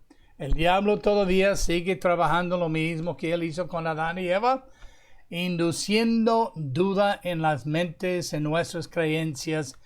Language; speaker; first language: Spanish; non-native, fluent; English